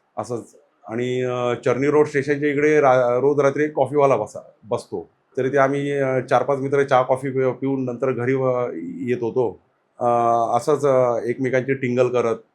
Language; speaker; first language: Marathi; native; Marathi